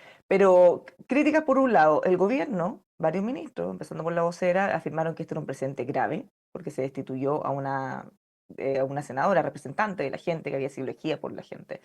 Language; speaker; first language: Spanish; native; Spanish